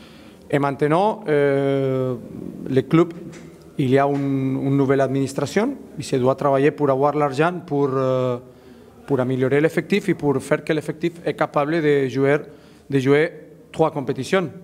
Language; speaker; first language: French; non-native, learner; Spanish